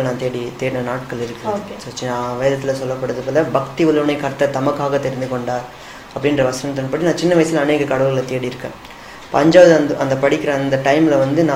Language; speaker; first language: Tamil; native; Tamil